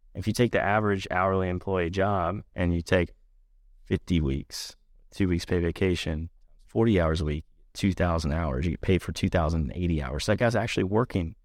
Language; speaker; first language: English; native; English